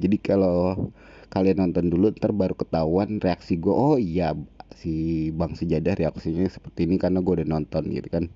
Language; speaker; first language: Indonesian; native; Indonesian